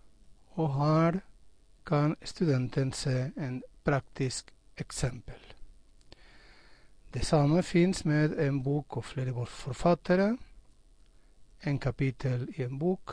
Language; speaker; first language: Norwegian; non-native, fluent; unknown